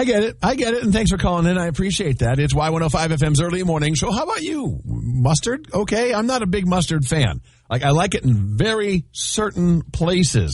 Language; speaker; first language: English; native; English